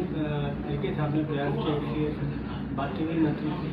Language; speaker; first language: Hindi; native; Hindi